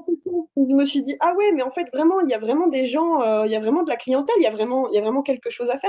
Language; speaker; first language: French; native; French